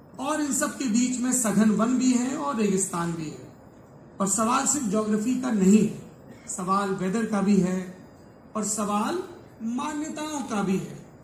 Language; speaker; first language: Hindi; native; Hindi